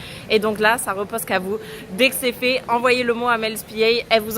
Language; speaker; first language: French; native; French